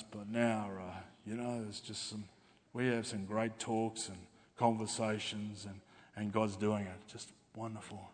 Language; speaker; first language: English; native; English